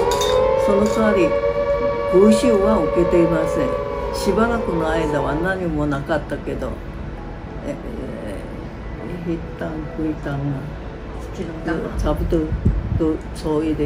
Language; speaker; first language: Japanese; non-native, local second language; Chinese